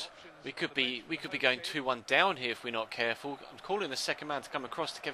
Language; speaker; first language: English; native; English